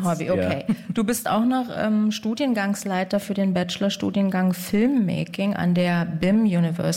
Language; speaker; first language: German; native; German